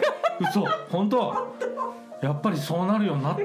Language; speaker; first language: Japanese; native; Japanese